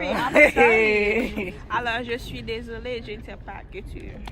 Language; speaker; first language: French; non-native, learner; Haitian Creole